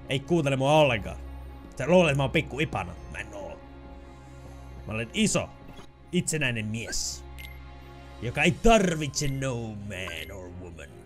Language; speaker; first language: Finnish; native; Finnish